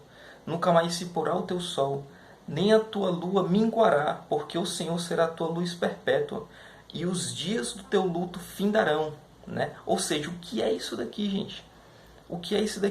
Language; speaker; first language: Portuguese; native; Portuguese